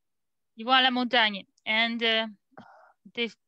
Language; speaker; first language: French; non-native, fluent; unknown